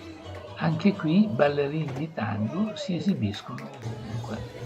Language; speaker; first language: Italian; native; Italian